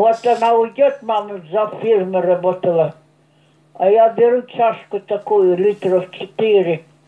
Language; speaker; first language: Russian; non-native, local second language; German